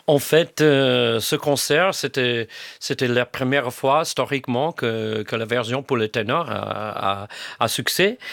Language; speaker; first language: French; non-native, fluent; English